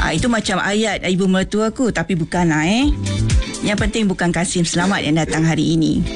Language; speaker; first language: Malay; native; Malay